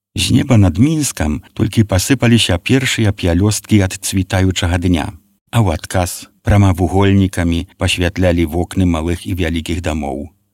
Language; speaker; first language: Belarusian; native; Belarusian